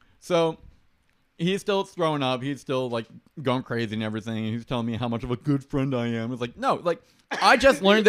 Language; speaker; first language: English; native; English